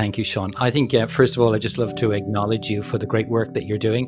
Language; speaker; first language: English; native; English